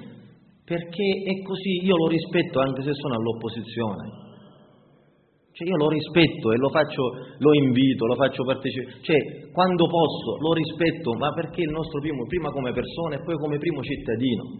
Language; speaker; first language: Italian; native; Italian